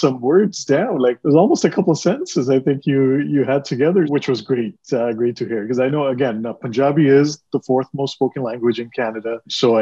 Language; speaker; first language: English; early bilingual, other home language; Punjabi